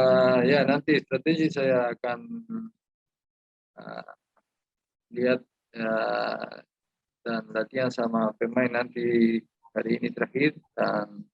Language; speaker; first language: Indonesian; non-native, fluent; Spanish